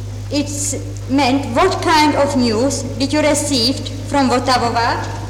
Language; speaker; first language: English; non-native, fluent; Czech